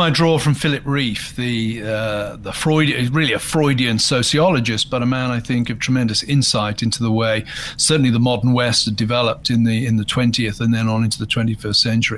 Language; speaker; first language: English; native; English